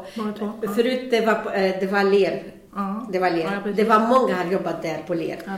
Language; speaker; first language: Swedish; non-native, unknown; Arabic